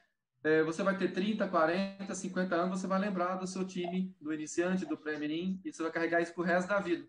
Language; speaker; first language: Portuguese; native; Portuguese